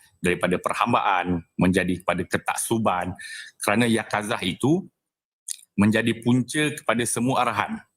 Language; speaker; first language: Malay; native; Malay